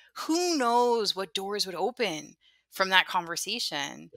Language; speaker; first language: English; native; English